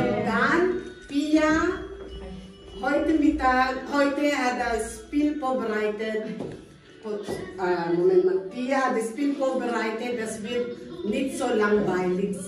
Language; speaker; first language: German; non-native, learner; Filipino